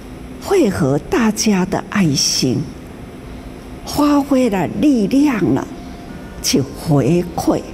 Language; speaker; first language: Chinese; native; Chinese